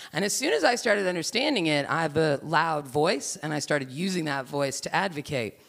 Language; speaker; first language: English; native; English